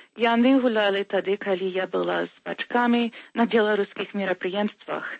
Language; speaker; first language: Belarusian; early bilingual, heritage; Belarusian